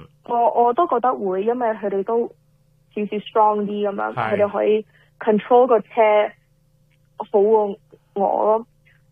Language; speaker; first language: Cantonese; early bilingual, heritage; Cantonese